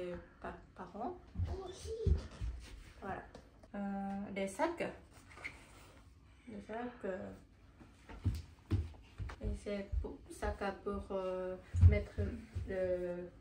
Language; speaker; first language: French; non-native, learner; Japanese